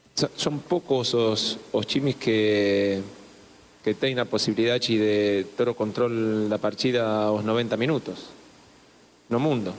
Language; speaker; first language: Portuguese; non-native, learner; Spanish